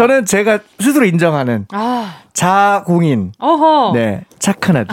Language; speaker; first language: Korean; native; Korean